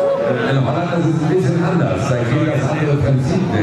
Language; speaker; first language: German; native; German